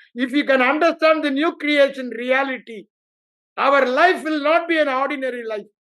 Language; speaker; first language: English; non-native, local second language; Tamil